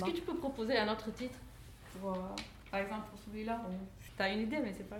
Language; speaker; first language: French; non-native, fluent; Arabic